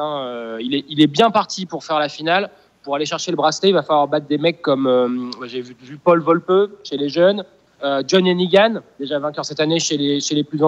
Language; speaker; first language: French; native; French